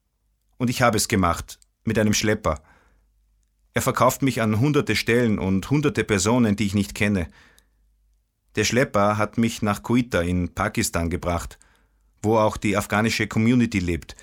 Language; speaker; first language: German; non-native, fluent; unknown